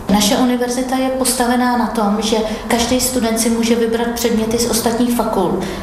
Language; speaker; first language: Czech; native; Czech